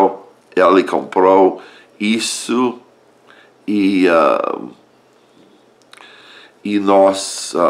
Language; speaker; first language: Portuguese; non-native, learner; English